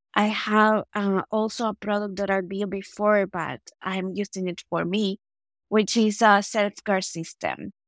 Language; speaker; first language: English; non-native, fluent; Spanish